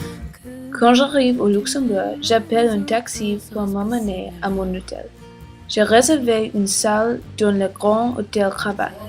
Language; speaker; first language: French; non-native, learner; English